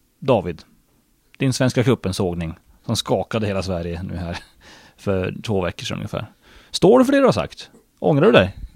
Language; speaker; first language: Swedish; native; Swedish